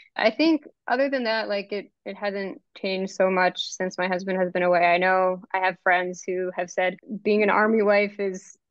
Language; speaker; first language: English; native; English